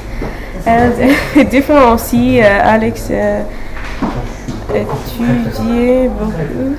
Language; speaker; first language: French; non-native, learner; English